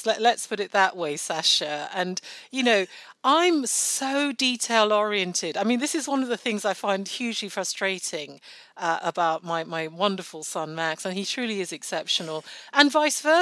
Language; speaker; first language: English; non-native, local second language; Yoruba